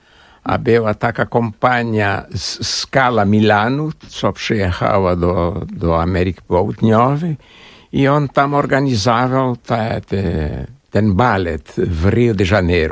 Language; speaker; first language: Polish; early bilingual, heritage; Portuguese